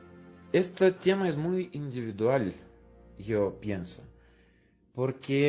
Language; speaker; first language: Spanish; non-native, fluent; Russian